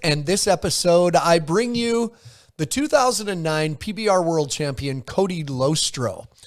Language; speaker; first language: English; native; English